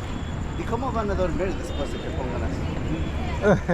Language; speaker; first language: Spanish; non-native, fluent; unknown